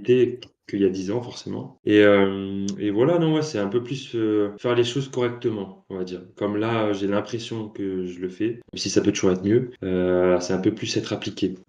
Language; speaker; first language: French; native; French